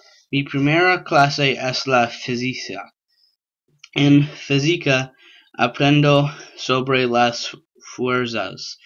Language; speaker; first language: Spanish; non-native, learner; English